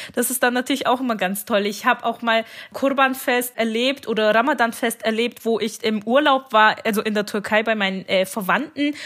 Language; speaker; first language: German; early bilingual, other home language; Turkish